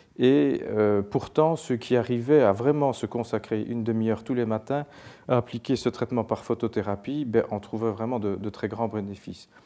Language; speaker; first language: French; native; French